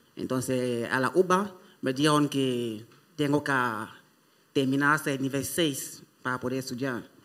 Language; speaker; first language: Spanish; non-native, fluent; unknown